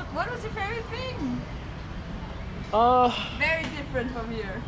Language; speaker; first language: English; non-native, fluent; German